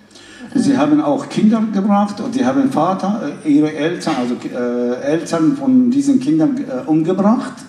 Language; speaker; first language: German; non-native, fluent; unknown